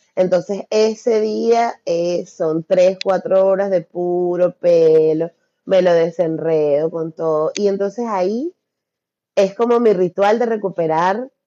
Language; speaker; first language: Spanish; native; Spanish